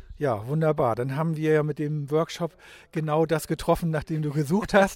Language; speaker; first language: German; native; German